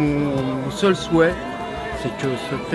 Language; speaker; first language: French; native; French